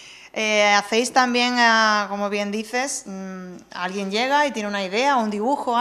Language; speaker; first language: Spanish; native; Spanish